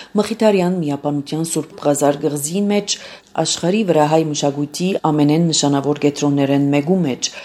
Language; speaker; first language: Armenian; early bilingual, heritage; Armenian